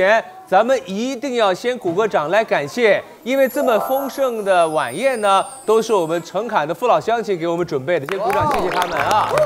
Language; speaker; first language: Chinese; native; Chinese